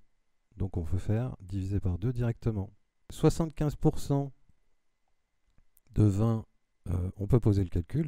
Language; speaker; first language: French; native; French